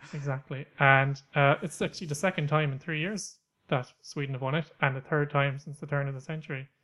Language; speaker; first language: English; native; English